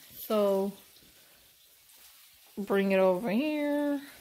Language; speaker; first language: English; early bilingual, other home language; Spanish